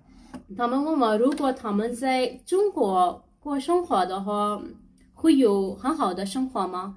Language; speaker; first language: Chinese; non-native, learner; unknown